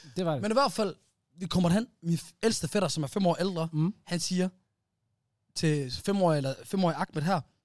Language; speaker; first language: Danish; early bilingual, other home language; Somali